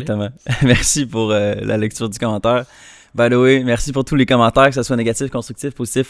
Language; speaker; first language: French; native; French